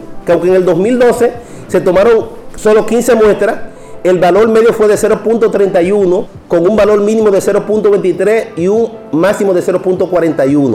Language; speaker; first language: Spanish; native; Spanish